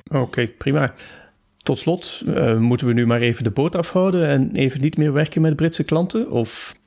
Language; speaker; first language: Dutch; native; Dutch